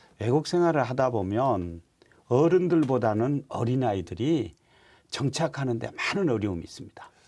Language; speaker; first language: Korean; native; Korean